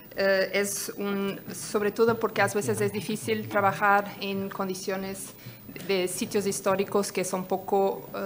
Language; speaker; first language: Spanish; non-native, fluent; Portuguese